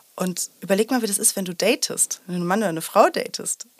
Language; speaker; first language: German; native; German